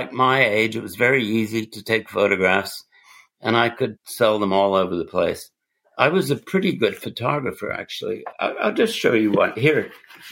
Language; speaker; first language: English; native; English